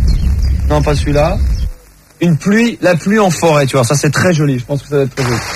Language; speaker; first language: French; native; French